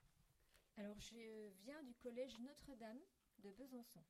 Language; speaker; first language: French; native; French